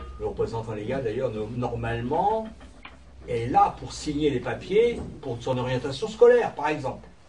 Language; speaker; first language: French; native; French